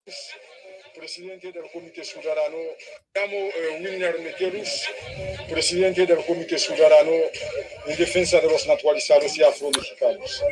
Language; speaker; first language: Spanish; non-native, fluent; Haitian Creole